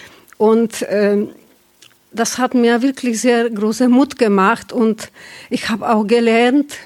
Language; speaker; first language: German; non-native, fluent; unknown